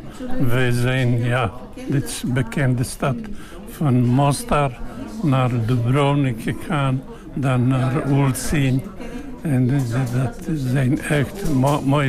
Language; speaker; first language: Dutch; non-native, learner; Bosnian